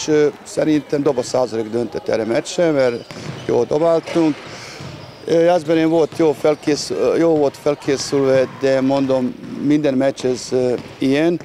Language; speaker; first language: Hungarian; non-native, learner; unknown